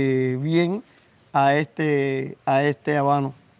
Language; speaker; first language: Spanish; native; Spanish